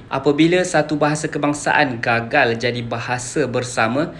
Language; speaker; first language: Malay; native; Malay